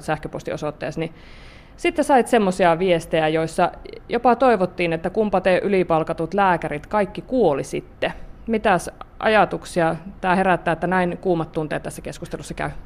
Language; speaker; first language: Finnish; native; Finnish